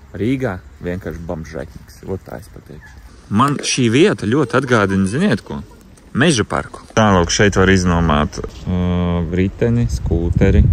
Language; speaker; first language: Latvian; non-native, local second language; Russian